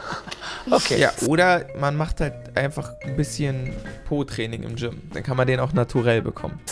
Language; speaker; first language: German; native; German